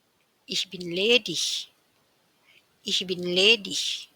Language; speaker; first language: German; non-native, fluent; Indonesian